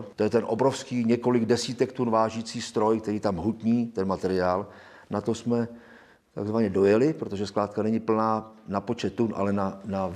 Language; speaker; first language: Czech; native; Czech